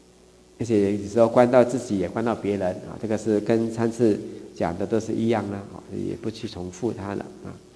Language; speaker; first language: Chinese; native; Chinese